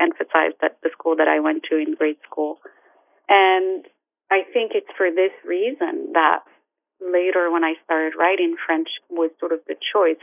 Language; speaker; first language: English; non-native, fluent; Arabic